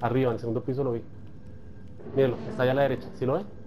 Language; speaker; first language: Spanish; native; Spanish